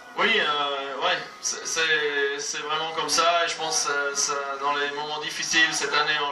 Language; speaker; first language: French; non-native, local second language; German